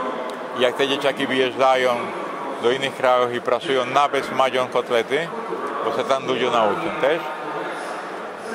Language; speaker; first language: Polish; non-native, fluent; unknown